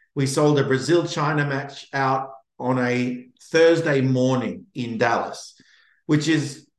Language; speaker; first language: English; native; English